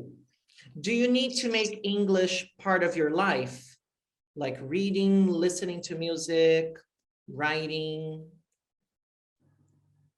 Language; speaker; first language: English; non-native, fluent; Portuguese